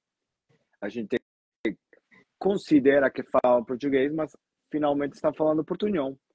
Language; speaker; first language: Portuguese; non-native, fluent; Spanish